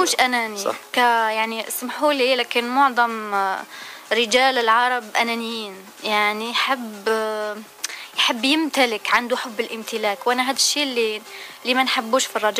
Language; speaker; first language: Arabic; native; Arabic